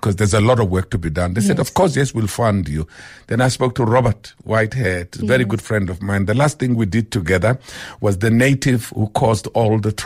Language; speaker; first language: English; non-native, local second language; Xhosa